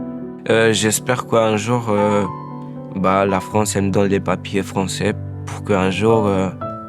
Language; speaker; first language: French; non-native, fluent; Albanian